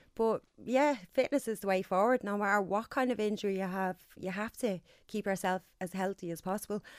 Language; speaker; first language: English; native; English